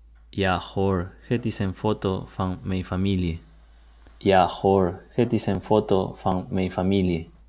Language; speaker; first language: Dutch; non-native, learner; Spanish